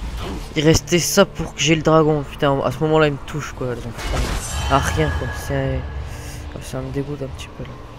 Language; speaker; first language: French; native; French